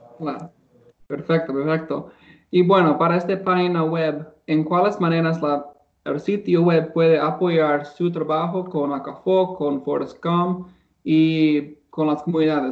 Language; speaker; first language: Spanish; non-native, learner; English